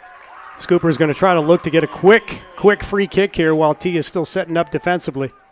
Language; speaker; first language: English; native; English